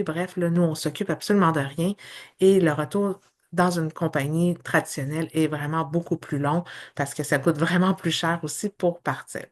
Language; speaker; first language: French; native; French